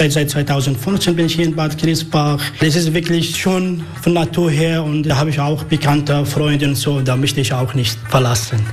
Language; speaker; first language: German; non-native, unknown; Arabic